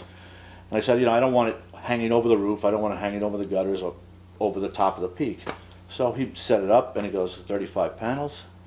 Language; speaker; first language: English; native; English